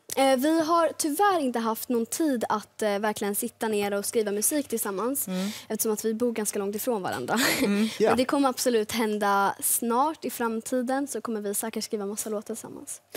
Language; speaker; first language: Swedish; native; Swedish